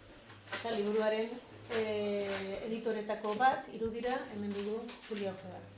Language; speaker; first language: Basque; native; Basque